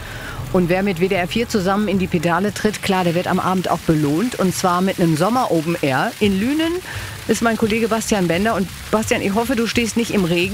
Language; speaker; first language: German; native; German